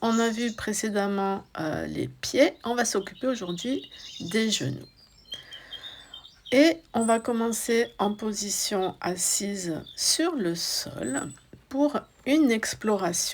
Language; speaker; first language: French; native; French